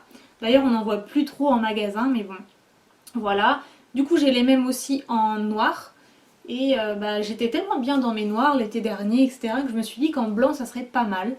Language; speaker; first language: French; native; French